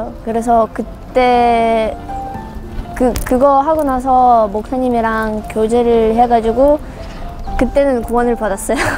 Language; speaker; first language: Korean; non-native, fluent; Russian